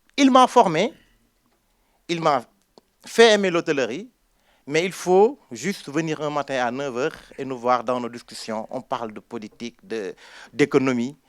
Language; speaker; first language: French; non-native, local second language; Wolof